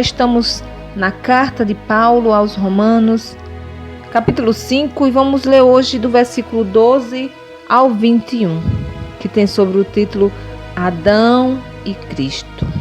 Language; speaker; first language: Portuguese; native; Portuguese